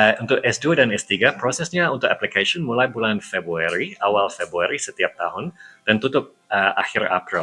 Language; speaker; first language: Indonesian; non-native, fluent; English